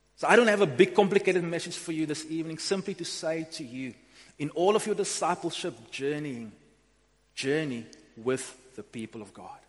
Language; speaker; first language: English; non-native, local second language; Afrikaans